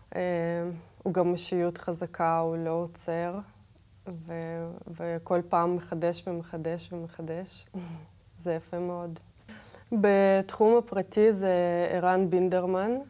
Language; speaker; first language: Hebrew; non-native, fluent; Kazakh